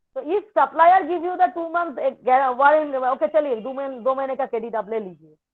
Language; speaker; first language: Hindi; non-native, local second language; Bangla